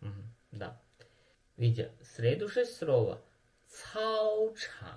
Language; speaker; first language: Russian; non-native, learner; Chinese